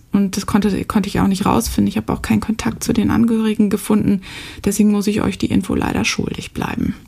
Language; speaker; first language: German; native; German